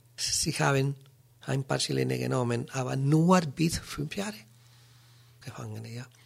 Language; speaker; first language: German; non-native, learner; Spanish